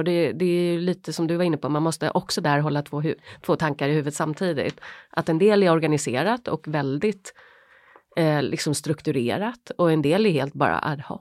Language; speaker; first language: Swedish; native; Swedish